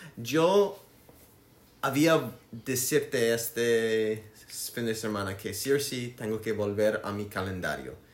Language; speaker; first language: Spanish; non-native, learner; English